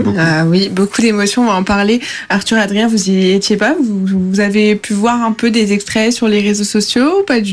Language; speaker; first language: French; native; French